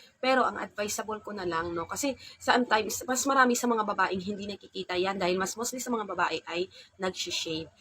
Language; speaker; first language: Filipino; non-native, local second language; Hiligaynon